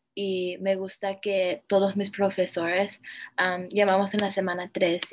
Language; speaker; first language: Spanish; early bilingual, heritage; Spanish